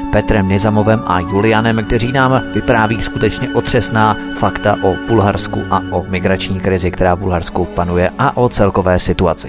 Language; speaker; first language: Czech; native; Czech